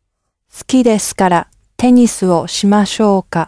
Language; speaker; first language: Japanese; non-native, learner; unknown